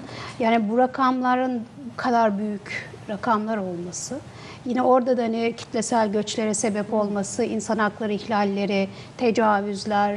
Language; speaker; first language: Turkish; native; Turkish